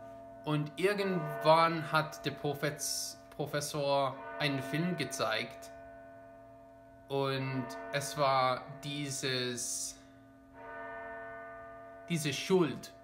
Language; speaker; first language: German; non-native, fluent; English